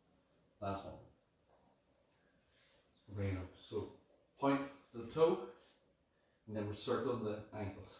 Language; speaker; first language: English; native; English